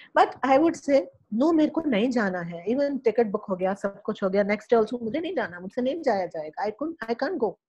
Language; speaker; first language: Hindi; early bilingual, heritage; Hindi